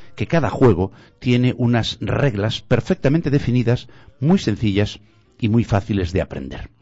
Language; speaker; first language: Spanish; non-native, local second language; Galician